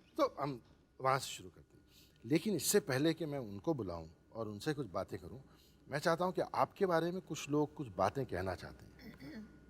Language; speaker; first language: Hindi; native; Hindi